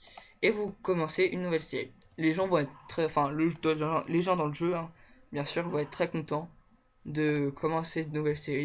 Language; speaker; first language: French; native; French